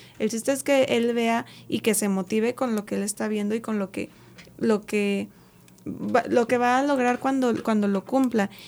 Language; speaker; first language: Spanish; native; Spanish